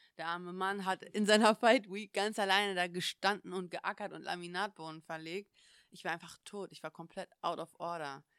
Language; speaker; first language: German; native; German